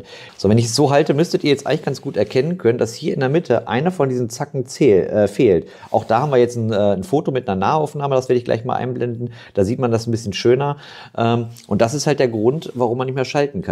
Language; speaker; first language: German; native; German